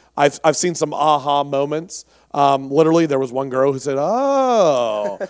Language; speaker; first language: English; native; English